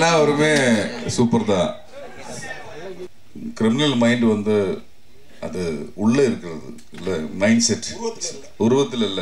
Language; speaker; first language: Tamil; non-native, learner; Malayalam